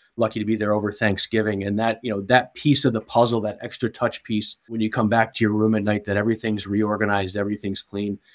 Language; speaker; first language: English; native; English